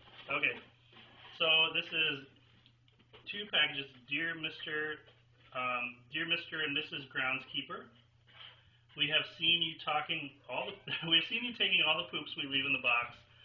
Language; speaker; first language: English; native; English